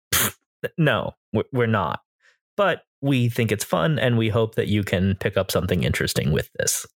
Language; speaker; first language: English; native; English